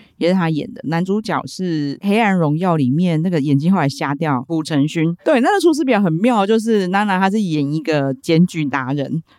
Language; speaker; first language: Chinese; native; Chinese